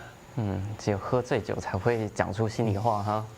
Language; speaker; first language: Chinese; native; Chinese